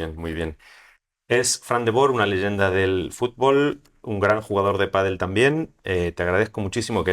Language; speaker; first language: Spanish; native; Spanish